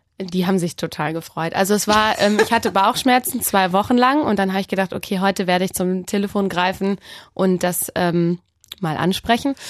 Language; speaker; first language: German; native; German